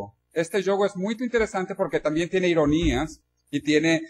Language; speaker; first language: Spanish; non-native, learner; Portuguese